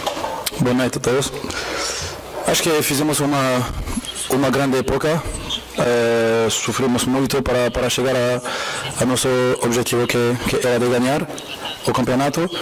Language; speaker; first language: Portuguese; non-native, fluent; French